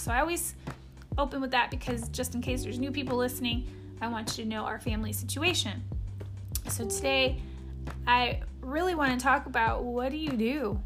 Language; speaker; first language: English; native; English